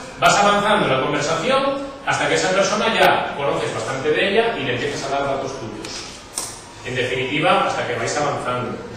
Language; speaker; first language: Spanish; native; Spanish